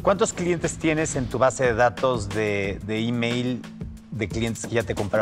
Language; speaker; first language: Spanish; native; Spanish